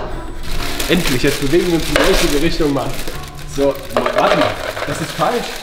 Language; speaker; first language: German; native; German